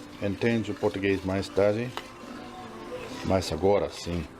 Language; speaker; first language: Portuguese; non-native, learner; English